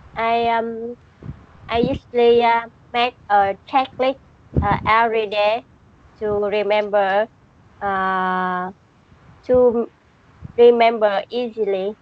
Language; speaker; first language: English; non-native, learner; Vietnamese